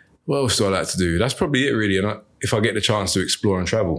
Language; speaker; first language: English; native; English